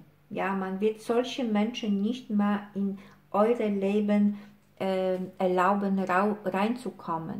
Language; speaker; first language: German; non-native, fluent; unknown